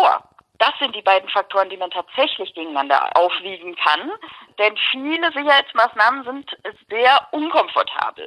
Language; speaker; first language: German; native; German